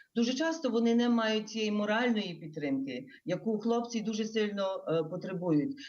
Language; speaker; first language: Ukrainian; early bilingual, heritage; Ukrainian